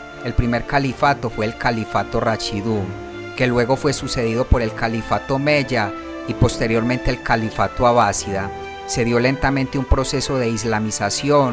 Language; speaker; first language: Spanish; native; Spanish